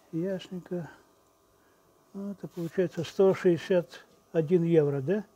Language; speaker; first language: Russian; native; Russian